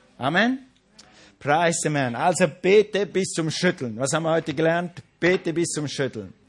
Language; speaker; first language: German; non-native, fluent; English